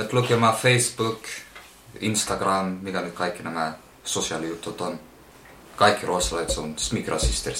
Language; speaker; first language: Finnish; early bilingual, heritage; Finnish